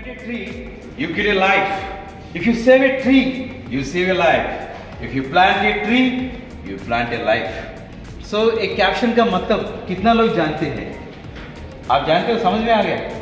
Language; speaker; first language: Hindi; native; Hindi